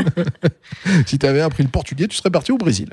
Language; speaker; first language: French; native; French